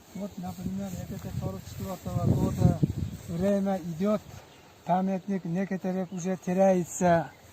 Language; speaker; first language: Russian; non-native, local second language; Uzbek